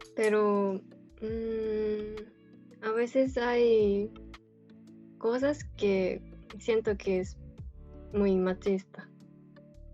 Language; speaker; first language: Spanish; non-native, fluent; Japanese